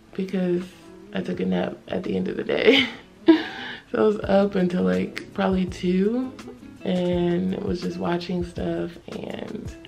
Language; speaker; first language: English; native; English